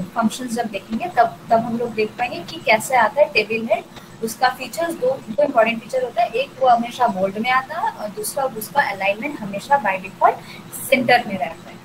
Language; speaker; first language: Hindi; non-native, local second language; Bangla